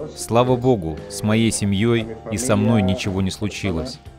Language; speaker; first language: Russian; non-native, fluent; Spanish